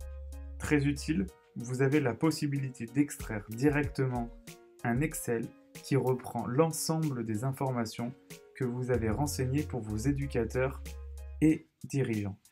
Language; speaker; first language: French; native; French